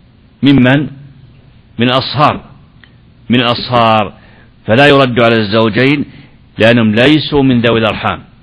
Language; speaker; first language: Arabic; native; Arabic